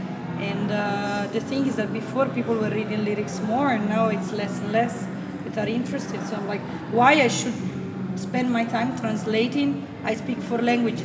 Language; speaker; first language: English; non-native, fluent; Italian